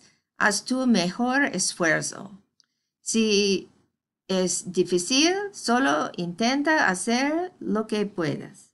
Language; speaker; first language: Spanish; non-native, fluent; English